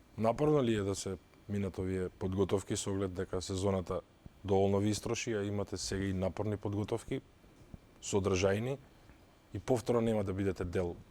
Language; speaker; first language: Macedonian; native; Macedonian